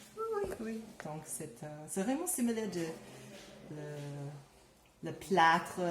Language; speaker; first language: French; non-native, learner; English